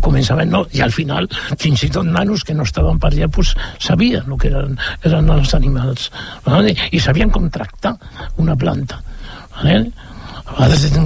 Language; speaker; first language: Catalan; native; Catalan